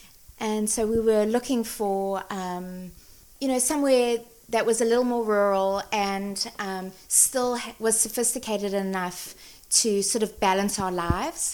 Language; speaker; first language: English; native; English